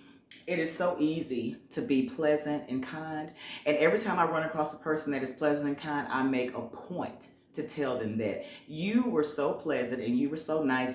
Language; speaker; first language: English; native; English